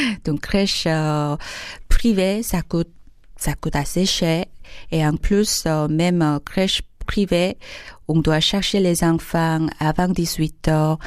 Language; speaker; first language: French; non-native, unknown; Korean